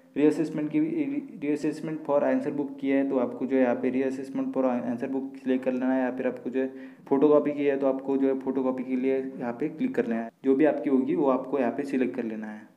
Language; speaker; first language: Hindi; non-native, local second language; Marathi